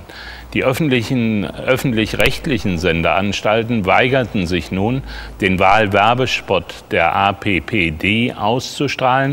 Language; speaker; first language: German; native; German